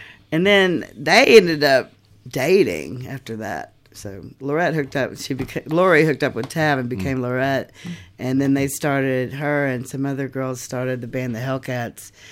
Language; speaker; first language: English; native; English